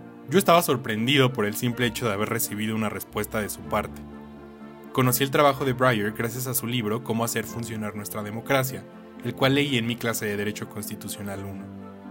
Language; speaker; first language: Spanish; native; Spanish